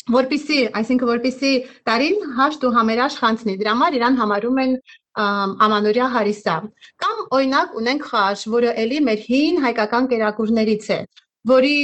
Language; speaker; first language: Armenian; native; Armenian